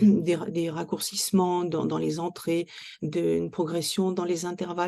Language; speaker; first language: French; native; French